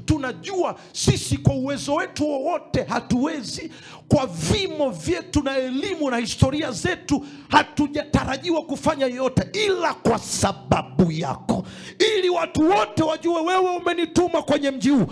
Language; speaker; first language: Swahili; native; Swahili